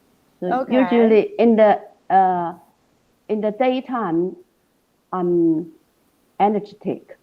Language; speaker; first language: English; non-native, learner; Chinese